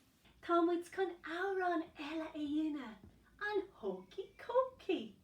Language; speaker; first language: Irish; non-native, local second language; English